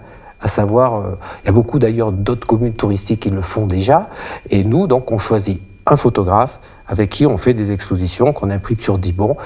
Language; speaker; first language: French; native; French